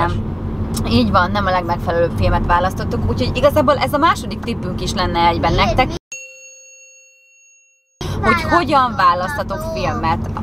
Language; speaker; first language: Hungarian; native; Hungarian